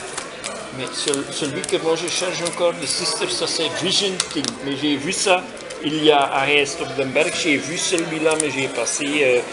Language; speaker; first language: French; non-native, local second language; Dutch